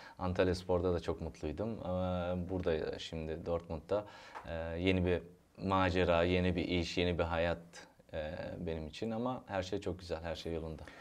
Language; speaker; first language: Turkish; early bilingual, heritage; Turkish